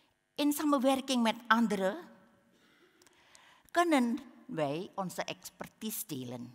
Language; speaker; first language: Dutch; non-native, learner; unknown